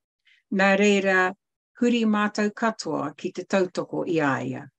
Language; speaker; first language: Māori; non-native, local second language; English